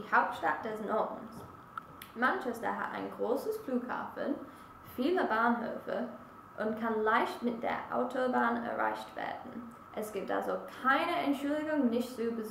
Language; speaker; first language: German; non-native, learner; English